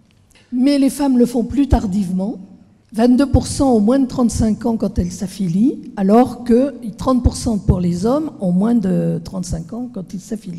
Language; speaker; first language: French; native; French